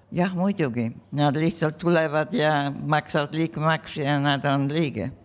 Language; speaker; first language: Estonian; early bilingual, heritage; Estonian